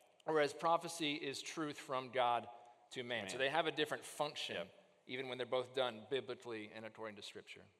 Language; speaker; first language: English; native; English